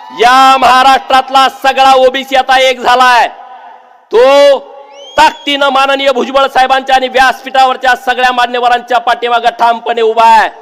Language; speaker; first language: Marathi; native; Marathi